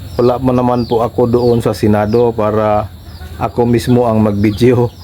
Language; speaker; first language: Filipino; non-native, local second language; Cebuano